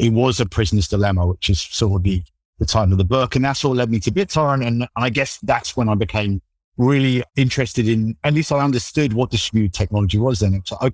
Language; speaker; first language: English; native; English